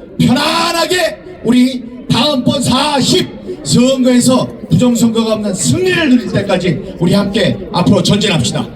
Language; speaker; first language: Korean; native; Korean